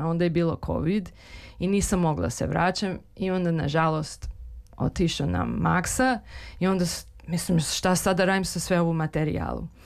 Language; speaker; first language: Serbian; early bilingual, heritage; Serbian